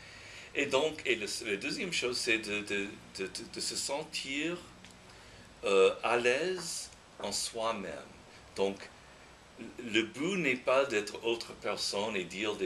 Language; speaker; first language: French; non-native, fluent; English